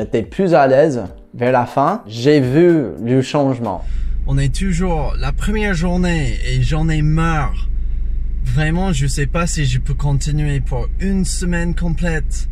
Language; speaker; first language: French; non-native, fluent; English